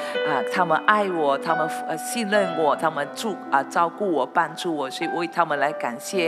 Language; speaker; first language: Chinese; native; Chinese